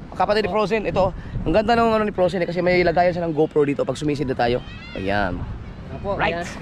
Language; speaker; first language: Filipino; non-native, local second language; Cebuano